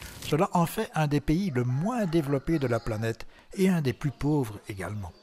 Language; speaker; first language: French; native; French